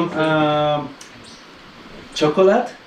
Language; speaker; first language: English; non-native, learner; Spanish